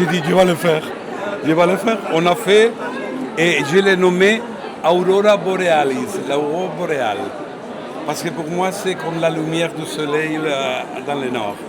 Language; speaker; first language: French; non-native, fluent; Spanish